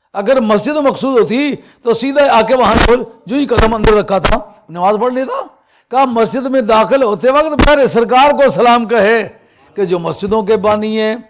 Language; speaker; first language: Urdu; non-native, local second language; Punjabi